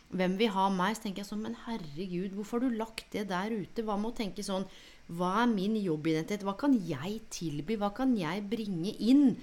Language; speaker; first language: Norwegian; native; Norwegian